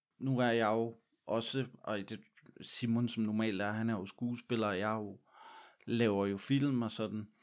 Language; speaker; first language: Danish; native; Danish